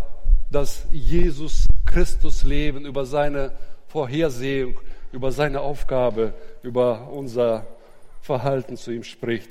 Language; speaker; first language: German; native; German